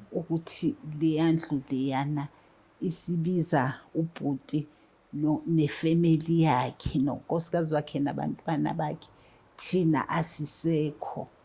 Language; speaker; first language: Zulu; native; Zulu